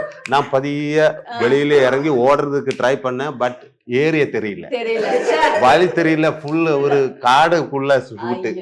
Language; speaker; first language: Tamil; non-native, learner; Malayalam